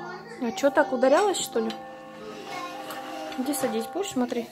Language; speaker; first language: Russian; native; Russian